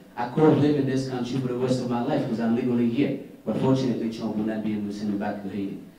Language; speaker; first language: English; non-native, fluent; Haitian Creole